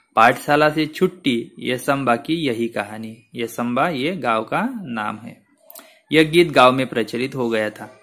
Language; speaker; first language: Hindi; non-native, local second language; Marathi